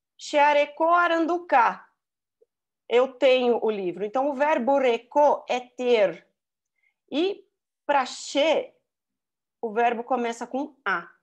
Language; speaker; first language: Portuguese; native; Portuguese